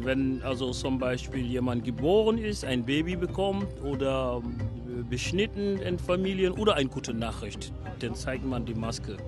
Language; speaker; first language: German; non-native, learner; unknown